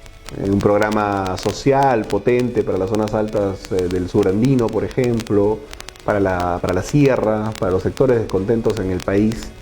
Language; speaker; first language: Spanish; native; Spanish